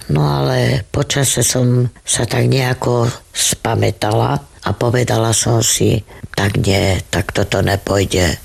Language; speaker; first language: Slovak; non-native, local second language; Romany